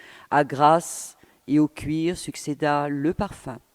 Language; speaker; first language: French; native; French